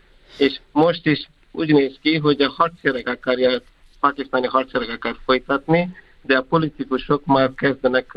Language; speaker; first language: Hungarian; non-native, fluent; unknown